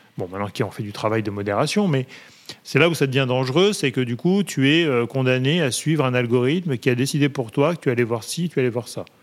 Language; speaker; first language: French; native; French